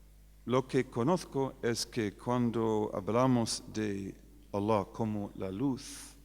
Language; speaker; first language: Spanish; non-native, fluent; English